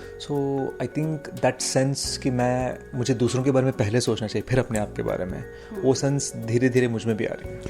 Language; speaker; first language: Hindi; non-native, fluent; Telugu